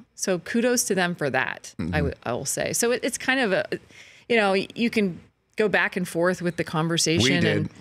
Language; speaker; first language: English; native; English